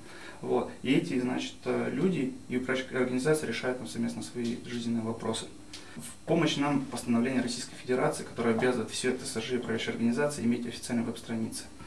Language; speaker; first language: Russian; native; Russian